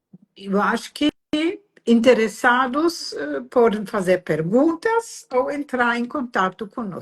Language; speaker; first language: Portuguese; non-native, fluent; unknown